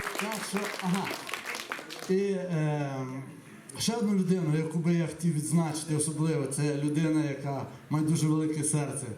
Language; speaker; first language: Ukrainian; native; Ukrainian